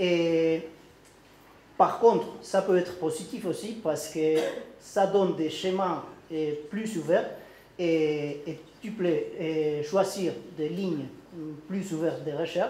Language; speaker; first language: French; non-native, learner; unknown